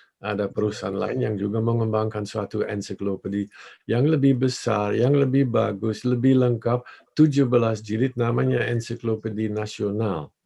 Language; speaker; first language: Indonesian; non-native, fluent; Dutch